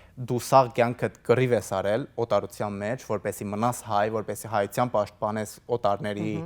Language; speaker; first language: Armenian; early bilingual, heritage; Armenian